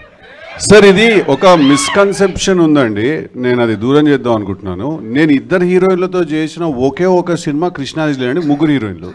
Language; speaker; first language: Telugu; native; Telugu